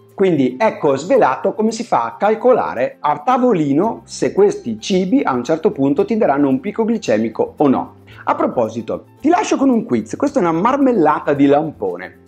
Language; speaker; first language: Italian; native; Italian